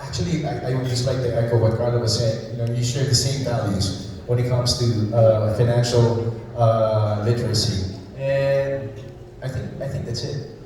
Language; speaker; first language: English; non-native, local second language; Filipino